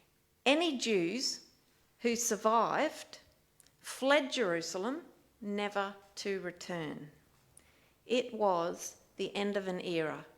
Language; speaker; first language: English; native; English